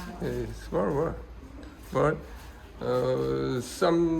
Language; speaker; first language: English; non-native, learner; Korean